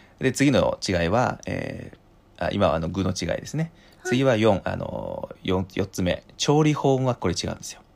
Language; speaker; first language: Japanese; non-native, fluent; Chinese